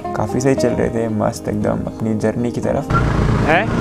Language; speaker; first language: Hindi; native; Hindi